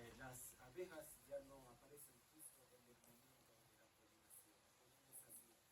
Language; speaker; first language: Spanish; non-native, fluent; Japanese